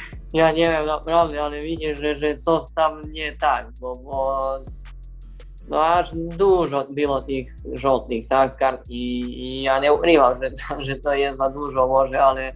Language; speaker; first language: Polish; non-native, learner; Serbian